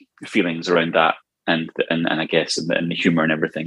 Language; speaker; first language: English; native; English